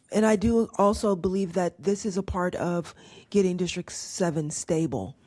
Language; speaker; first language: English; native; English